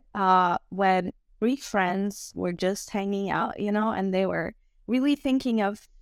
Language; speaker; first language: English; non-native, fluent; Croatian